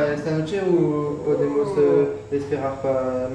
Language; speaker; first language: Spanish; non-native, learner; French